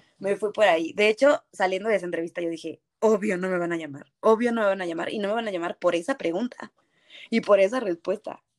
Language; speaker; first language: Spanish; native; Spanish